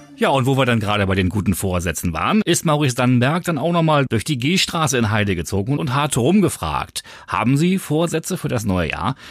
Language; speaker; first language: German; native; German